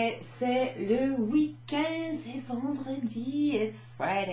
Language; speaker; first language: French; non-native, fluent; English